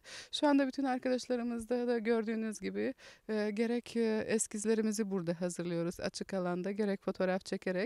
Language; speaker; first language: Turkish; native; Turkish